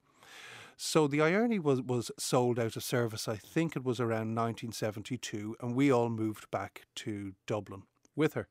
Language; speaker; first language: English; native; English